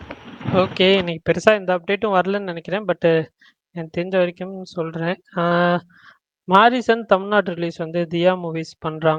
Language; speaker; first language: Tamil; native; Tamil